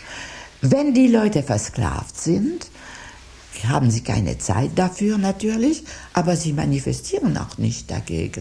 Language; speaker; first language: German; non-native, fluent; French